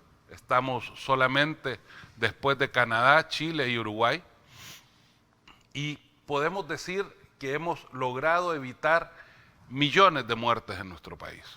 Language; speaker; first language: Spanish; native; Spanish